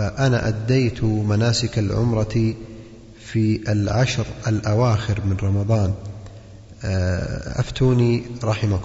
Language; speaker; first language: Arabic; native; Arabic